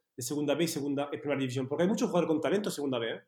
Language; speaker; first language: Spanish; non-native, fluent; French